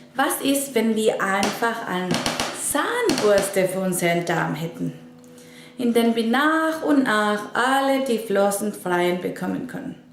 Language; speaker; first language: German; non-native, learner; Spanish